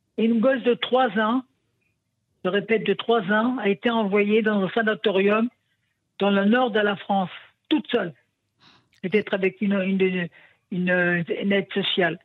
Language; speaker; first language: French; non-native, local second language; Yiddish